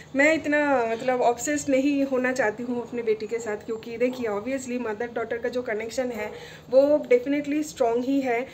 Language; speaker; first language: Hindi; non-native, local second language; Bangla